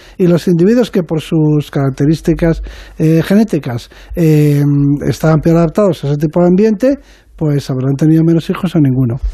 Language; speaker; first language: Spanish; native; Spanish